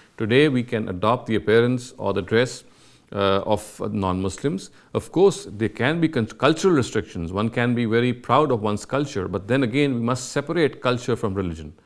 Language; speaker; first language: English; non-native, local second language; Urdu